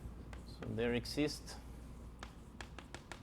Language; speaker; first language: English; non-native, fluent; Spanish